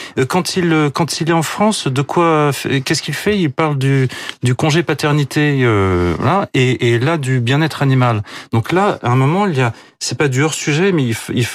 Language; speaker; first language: French; native; French